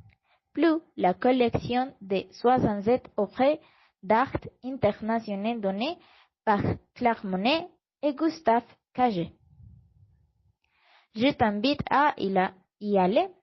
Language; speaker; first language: French; non-native, learner; Spanish